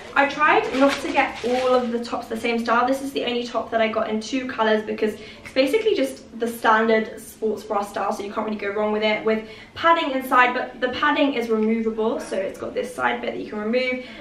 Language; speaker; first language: English; early bilingual, other home language; Persian